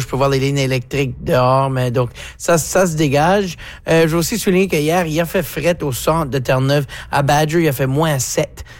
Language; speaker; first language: French; native; French